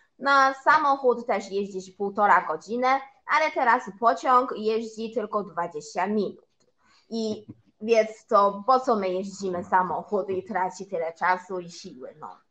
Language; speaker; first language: Polish; non-native, learner; Chinese